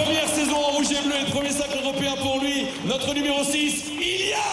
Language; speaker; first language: French; native; French